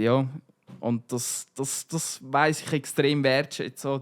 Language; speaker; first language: German; native; German